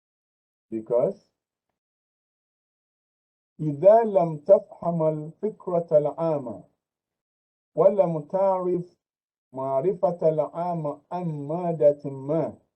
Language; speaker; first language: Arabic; non-native, fluent; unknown